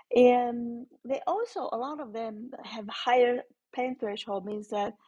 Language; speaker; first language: English; non-native, fluent; Chinese